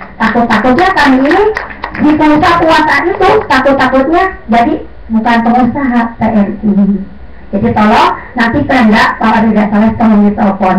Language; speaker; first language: Indonesian; non-native, local second language; Sundanese